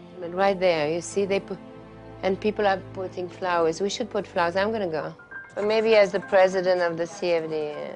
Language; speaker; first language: English; non-native, fluent; French